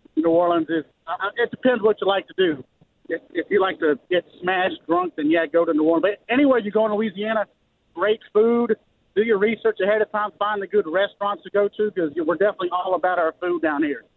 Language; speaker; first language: English; native; English